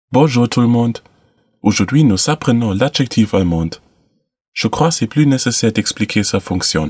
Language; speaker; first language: French; non-native, learner; German